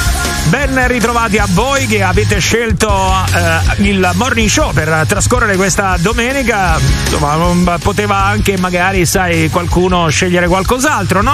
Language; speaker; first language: Italian; native; Italian